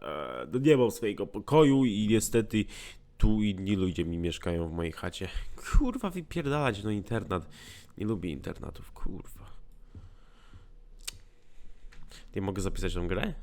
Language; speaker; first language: Polish; native; Polish